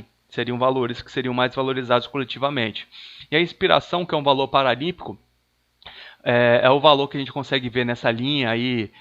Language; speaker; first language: Portuguese; native; Portuguese